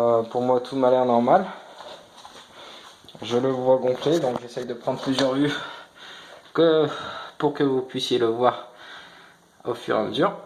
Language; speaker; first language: French; native; French